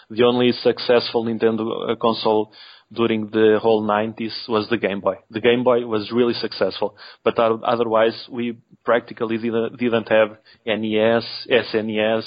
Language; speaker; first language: English; non-native, fluent; Portuguese